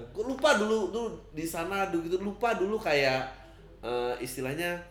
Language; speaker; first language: Indonesian; native; Indonesian